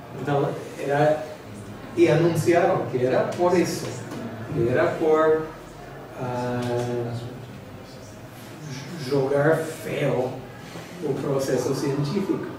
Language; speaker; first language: Portuguese; non-native, fluent; English